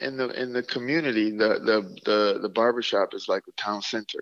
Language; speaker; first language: English; native; English